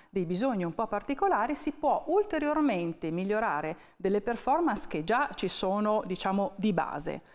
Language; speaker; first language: Italian; native; Italian